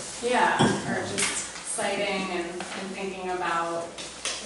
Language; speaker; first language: English; native; English